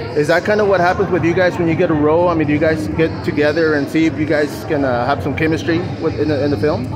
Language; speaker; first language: English; native; English